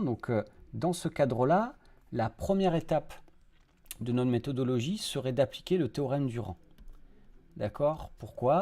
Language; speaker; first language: French; native; French